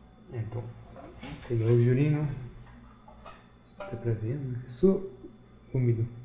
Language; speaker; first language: Portuguese; non-native, fluent; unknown